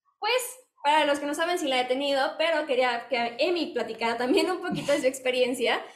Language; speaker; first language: Spanish; native; Spanish